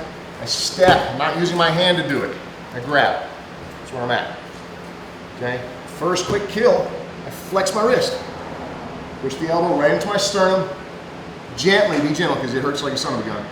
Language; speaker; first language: English; native; English